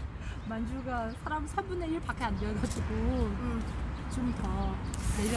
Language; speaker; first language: Korean; non-native, fluent; Chinese